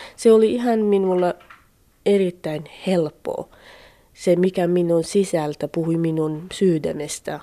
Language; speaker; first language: Finnish; non-native, learner; Central Kurdish